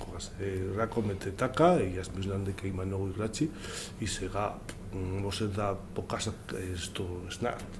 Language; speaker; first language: Macedonian; non-native, learner; Spanish